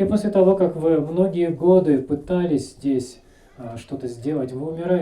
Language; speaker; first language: Russian; native; Russian